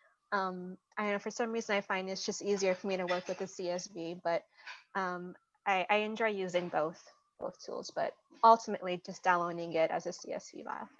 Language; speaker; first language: English; native; English